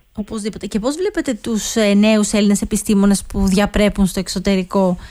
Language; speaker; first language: Greek; native; Greek